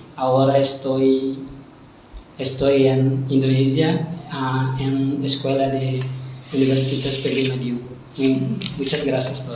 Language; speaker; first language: Spanish; non-native, learner; Tetum